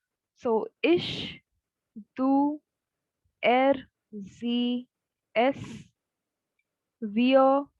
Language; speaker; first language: German; non-native, fluent; Hindi